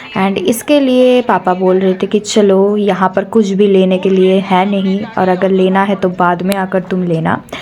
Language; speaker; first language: Hindi; non-native, local second language; Bangla